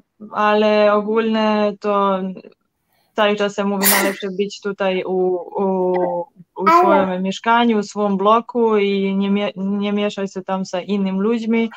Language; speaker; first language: Polish; non-native, learner; Serbian